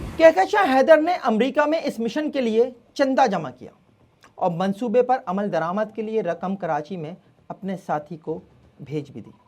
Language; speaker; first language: Urdu; native; Urdu